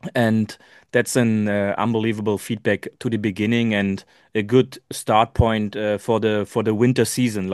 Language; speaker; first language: English; non-native, learner; German